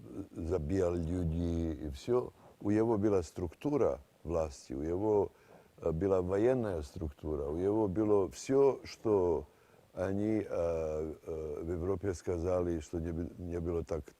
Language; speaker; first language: Russian; non-native, fluent; Serbian